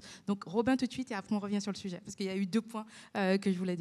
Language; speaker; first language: French; native; French